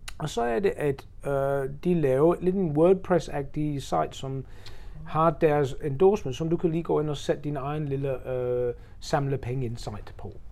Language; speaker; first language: Danish; non-native, fluent; English